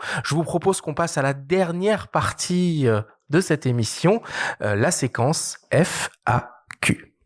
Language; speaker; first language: French; native; French